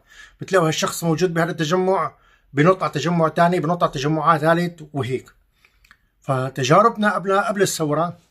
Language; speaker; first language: Arabic; native; Arabic